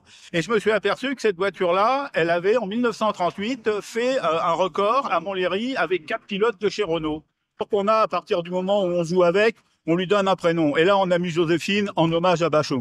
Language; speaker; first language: French; native; French